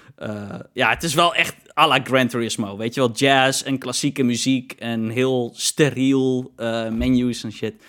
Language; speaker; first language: Dutch; native; Dutch